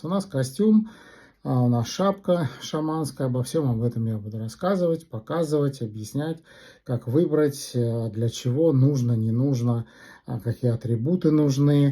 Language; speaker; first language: Russian; native; Russian